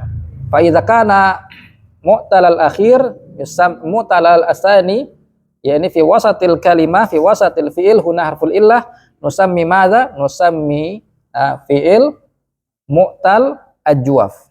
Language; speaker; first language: Arabic; non-native, fluent; Indonesian